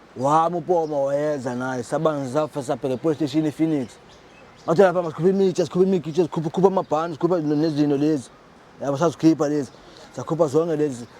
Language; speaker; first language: Zulu; non-native, local second language; Xhosa